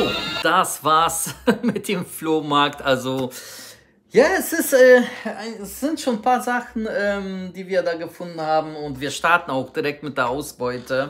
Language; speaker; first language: German; native; German